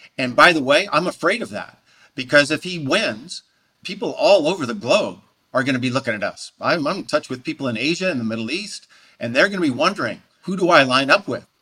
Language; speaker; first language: English; native; English